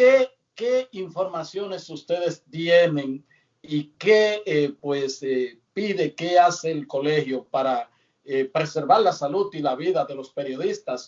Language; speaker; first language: Spanish; native; Spanish